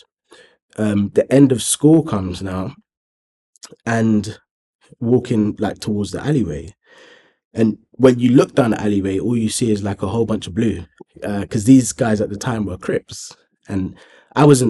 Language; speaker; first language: English; native; English